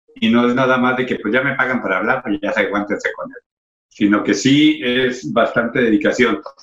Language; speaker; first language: Spanish; native; Spanish